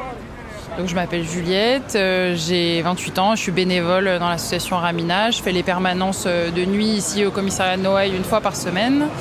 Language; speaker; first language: French; native; French